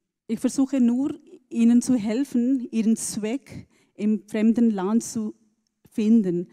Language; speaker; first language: German; non-native, learner; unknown